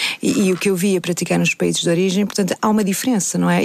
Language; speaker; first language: Portuguese; native; Portuguese